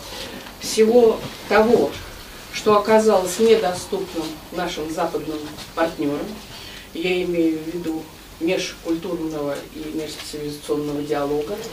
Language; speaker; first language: Russian; native; Russian